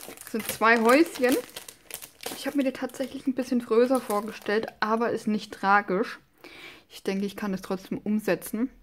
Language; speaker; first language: German; non-native, fluent; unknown